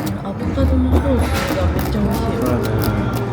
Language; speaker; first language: Korean; non-native, fluent; Japanese